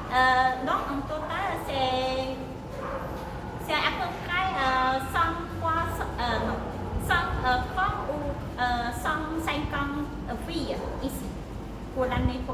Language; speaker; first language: French; non-native, learner; Khmer